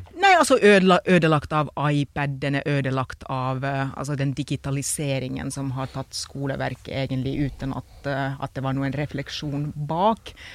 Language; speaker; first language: Norwegian; non-native, fluent; Finnish